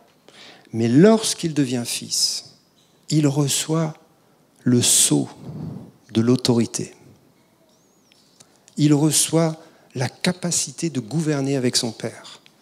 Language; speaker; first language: French; native; French